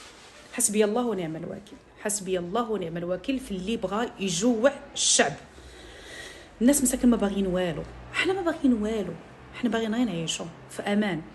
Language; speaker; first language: Arabic; native; Arabic